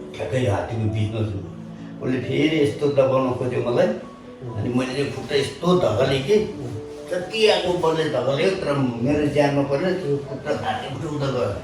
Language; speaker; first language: Nepali; non-native, local second language; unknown